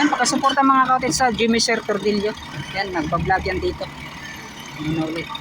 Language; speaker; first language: Filipino; non-native, local second language; Cebuano